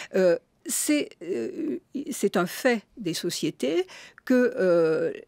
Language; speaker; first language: French; native; French